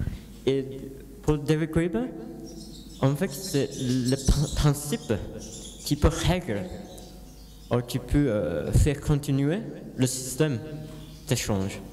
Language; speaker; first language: French; non-native, learner; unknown